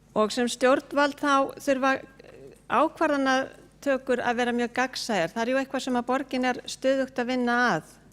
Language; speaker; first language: Icelandic; native; Icelandic